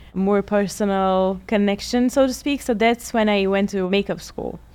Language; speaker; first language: English; non-native, fluent; Bulgarian